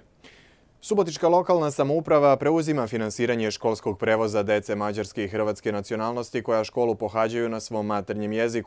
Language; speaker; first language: Serbian; native; Serbian